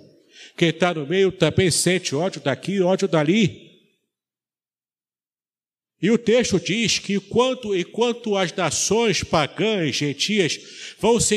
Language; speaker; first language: Portuguese; native; Portuguese